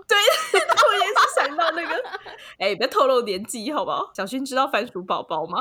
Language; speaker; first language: Chinese; native; Chinese